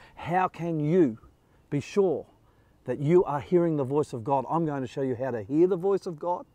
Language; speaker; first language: English; native; English